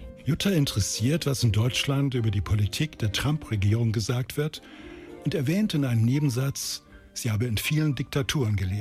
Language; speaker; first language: German; native; German